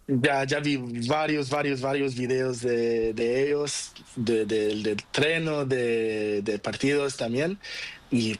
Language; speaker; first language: Spanish; non-native, learner; Portuguese